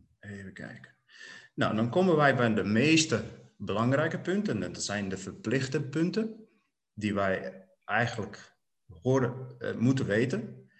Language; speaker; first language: Dutch; non-native, fluent; Portuguese